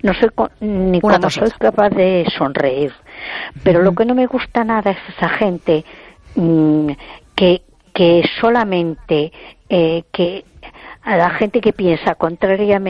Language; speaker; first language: Spanish; native; Spanish